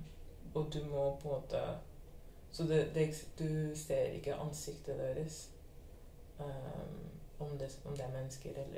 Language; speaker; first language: Norwegian; early bilingual, other home language; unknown